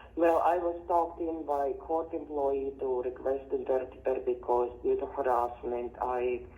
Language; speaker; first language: English; non-native, fluent; Latvian